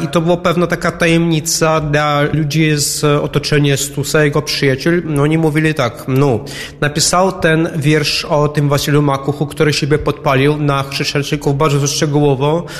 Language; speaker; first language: Polish; non-native, fluent; Ukrainian